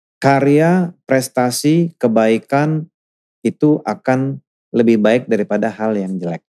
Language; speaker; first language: Indonesian; native; Indonesian